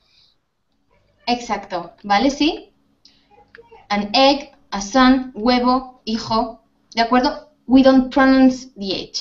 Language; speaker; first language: Spanish; native; Spanish